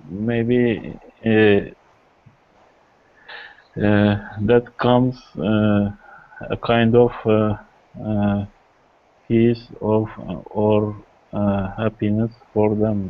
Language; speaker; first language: English; non-native, learner; Kurdish